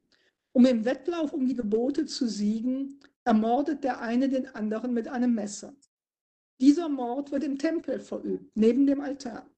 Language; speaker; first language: German; native; German